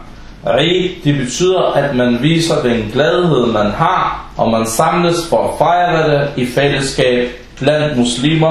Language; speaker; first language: Danish; non-native, fluent; Arabic